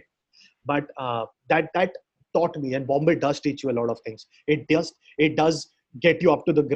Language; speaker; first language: English; non-native, local second language; Hindi